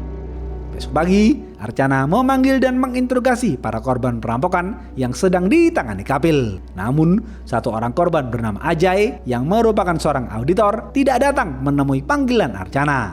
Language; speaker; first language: Indonesian; native; Indonesian